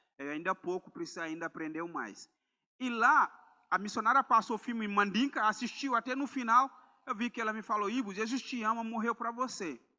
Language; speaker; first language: Portuguese; non-native, fluent; Mandingo